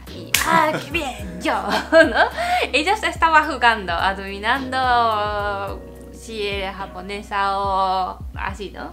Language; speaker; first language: Spanish; non-native, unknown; Japanese